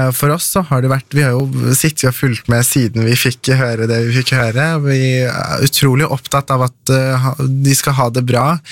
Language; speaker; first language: Norwegian; early bilingual, other home language; Persian